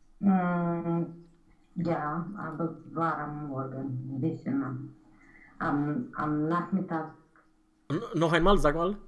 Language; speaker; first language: German; non-native, learner; Romanian